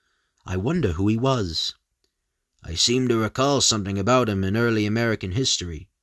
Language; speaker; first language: English; native; English